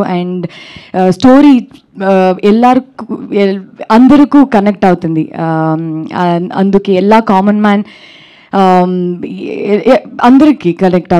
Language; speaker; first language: Telugu; non-native, learner; Kannada